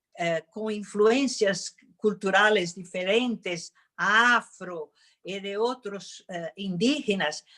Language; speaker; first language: Spanish; non-native, fluent; Portuguese